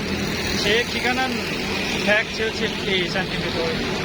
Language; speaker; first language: Korean; non-native, learner; Punjabi